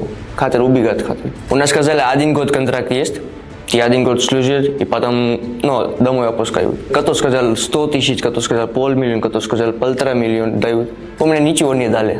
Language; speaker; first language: Russian; non-native, learner; Gujarati